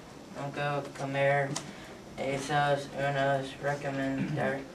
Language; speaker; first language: Spanish; non-native, learner; English